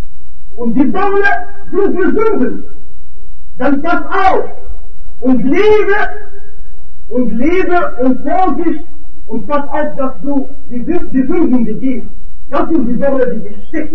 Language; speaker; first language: German; non-native, fluent; Arabic